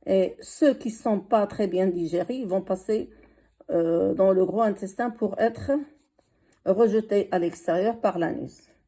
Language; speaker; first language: French; non-native, local second language; Arabic